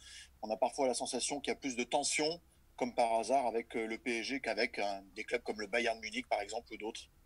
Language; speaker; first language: French; native; French